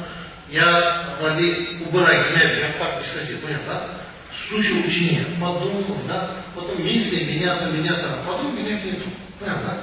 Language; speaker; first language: Russian; non-native, learner; Tibetan